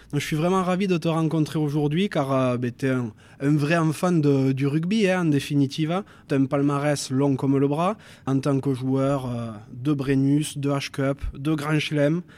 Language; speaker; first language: French; native; French